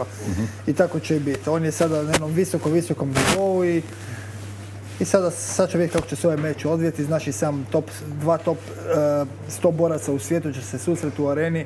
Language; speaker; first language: Croatian; native; Croatian